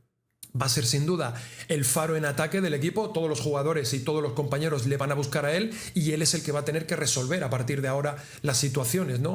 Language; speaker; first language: Spanish; native; Spanish